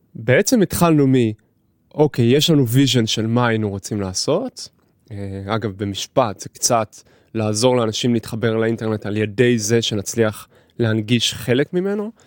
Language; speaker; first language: Hebrew; native; Hebrew